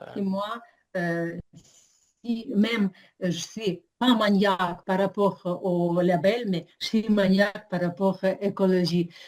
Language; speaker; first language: French; non-native, learner; Ukrainian